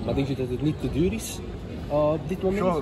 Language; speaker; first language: Dutch; native; Dutch